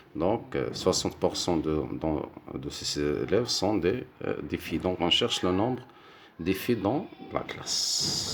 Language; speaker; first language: French; non-native, local second language; Arabic